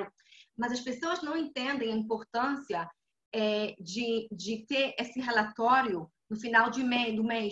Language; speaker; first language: Portuguese; non-native, fluent; Hebrew